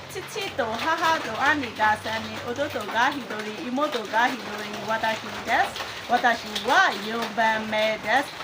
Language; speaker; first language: Japanese; non-native, learner; Burmese